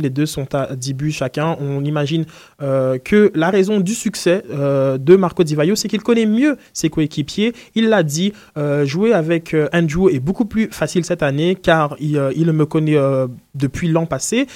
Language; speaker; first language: French; native; French